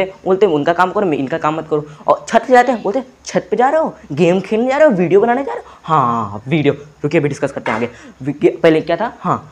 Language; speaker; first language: Hindi; native; Hindi